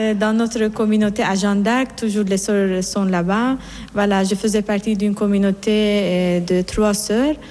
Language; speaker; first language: French; non-native, fluent; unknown